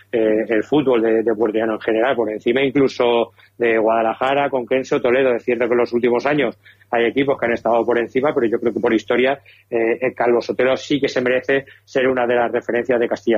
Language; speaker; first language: Spanish; native; Spanish